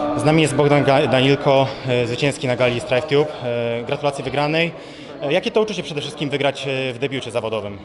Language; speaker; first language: Polish; native; Polish